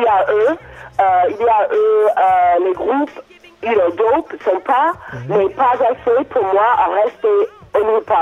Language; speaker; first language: French; non-native, learner; English